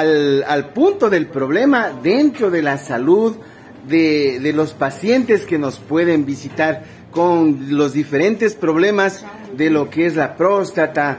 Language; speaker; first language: Spanish; native; Spanish